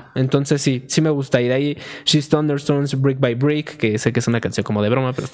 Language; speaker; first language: Spanish; native; Spanish